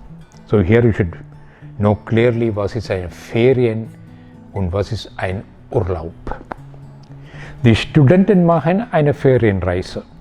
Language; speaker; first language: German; non-native, fluent; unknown